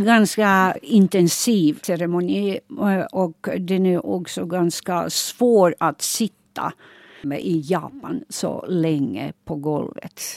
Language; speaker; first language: Swedish; non-native, local second language; Finnish